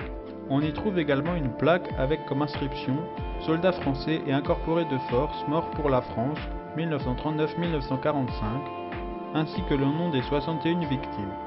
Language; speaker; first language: French; native; French